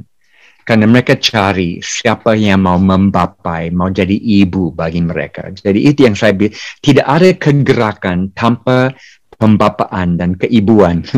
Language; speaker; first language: Indonesian; non-native, fluent; English